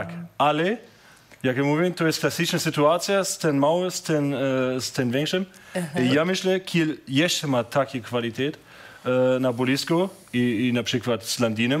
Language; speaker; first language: Polish; non-native, learner; German